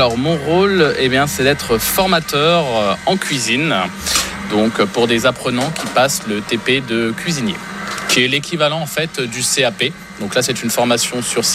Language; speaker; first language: French; native; French